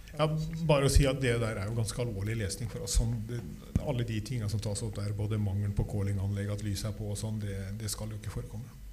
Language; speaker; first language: Norwegian; native; Norwegian